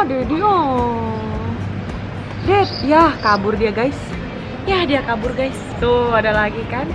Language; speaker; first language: Indonesian; native; Indonesian